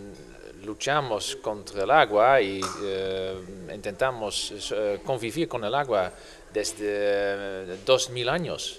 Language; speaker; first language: Spanish; non-native, fluent; Dutch